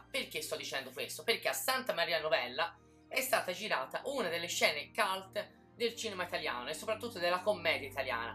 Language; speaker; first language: Italian; native; Italian